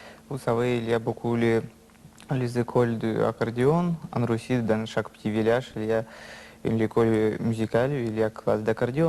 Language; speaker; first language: French; non-native, learner; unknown